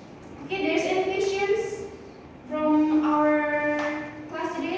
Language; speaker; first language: English; non-native, learner; Indonesian